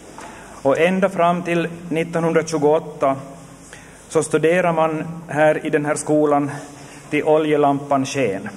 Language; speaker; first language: Swedish; native; Swedish